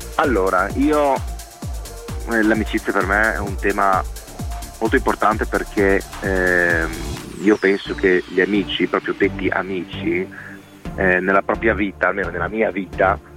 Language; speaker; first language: Italian; native; Italian